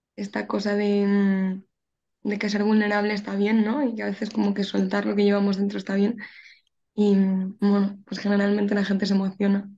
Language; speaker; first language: Spanish; native; Spanish